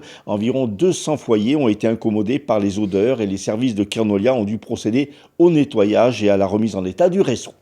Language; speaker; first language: French; native; French